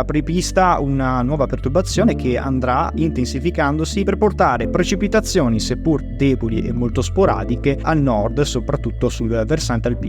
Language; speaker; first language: Italian; native; Italian